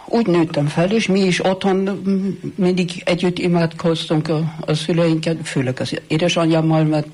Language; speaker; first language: Hungarian; early bilingual, heritage; Hungarian